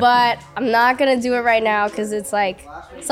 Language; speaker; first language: English; native; English